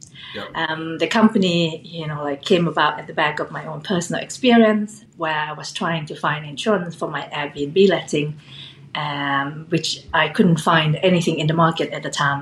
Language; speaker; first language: English; non-native, fluent; Thai